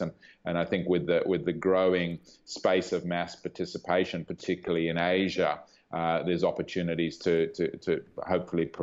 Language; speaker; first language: English; native; English